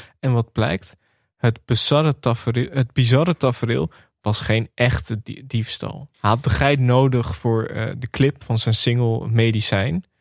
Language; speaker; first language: Dutch; native; Dutch